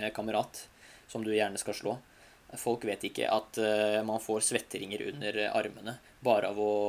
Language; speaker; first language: Norwegian; non-native, fluent; Hungarian